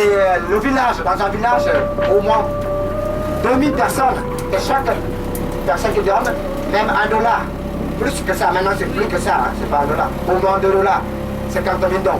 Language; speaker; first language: French; non-native, fluent; Vietnamese